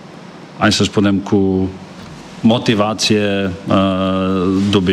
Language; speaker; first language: Romanian; non-native, fluent; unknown